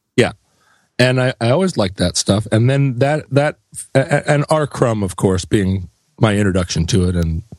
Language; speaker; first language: English; native; English